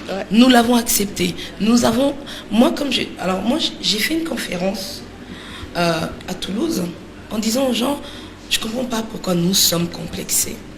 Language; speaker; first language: French; native; French